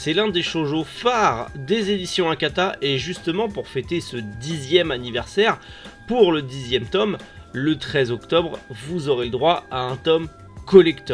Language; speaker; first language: French; native; French